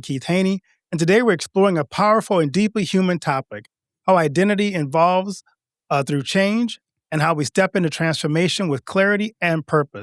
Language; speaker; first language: English; native; English